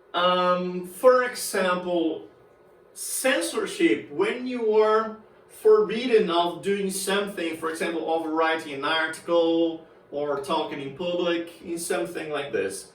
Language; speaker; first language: English; non-native, fluent; Portuguese